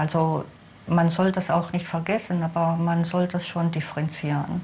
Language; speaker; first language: German; non-native, fluent; Hebrew